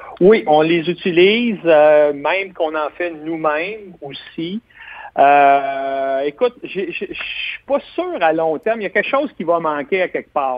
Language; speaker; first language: French; native; French